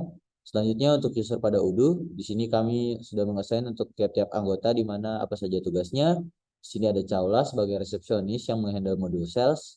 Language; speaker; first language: Indonesian; native; Indonesian